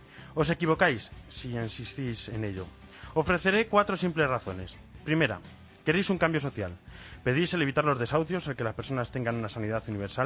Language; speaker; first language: Spanish; native; Spanish